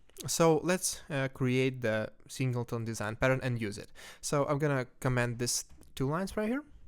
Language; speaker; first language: English; non-native, fluent; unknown